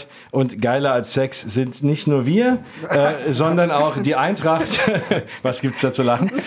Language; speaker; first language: German; native; German